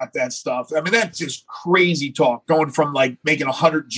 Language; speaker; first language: English; native; English